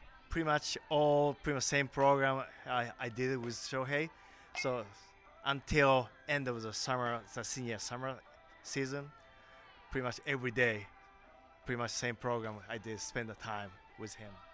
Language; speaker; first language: English; non-native, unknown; Japanese